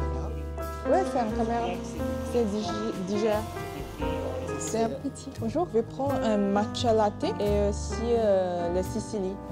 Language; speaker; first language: French; non-native, learner; English